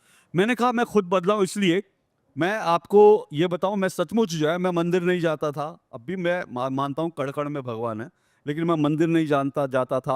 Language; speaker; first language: Hindi; native; Hindi